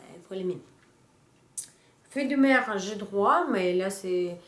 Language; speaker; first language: French; non-native, fluent; Russian